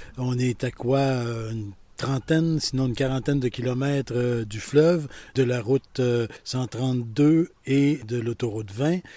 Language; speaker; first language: French; native; French